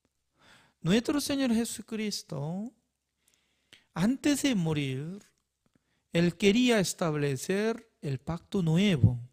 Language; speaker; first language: Spanish; non-native, fluent; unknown